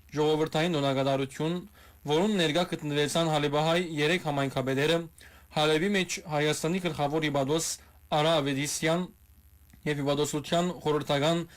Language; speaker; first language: Armenian; early bilingual, heritage; Armenian